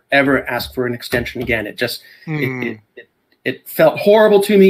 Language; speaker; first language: English; native; English